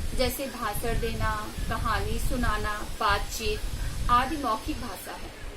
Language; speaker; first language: Hindi; native; Hindi